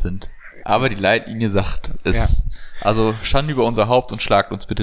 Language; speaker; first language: German; native; German